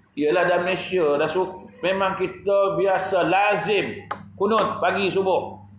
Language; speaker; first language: Malay; native; Malay